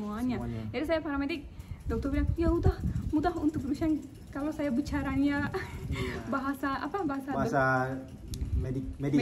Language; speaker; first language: Indonesian; non-native, learner; Turkish